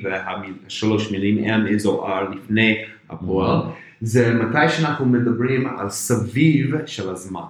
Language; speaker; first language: Hebrew; non-native, fluent; English